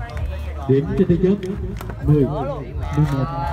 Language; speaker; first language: Vietnamese; native; Vietnamese